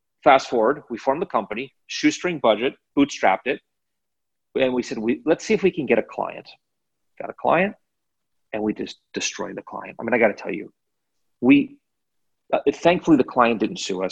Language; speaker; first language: English; native; English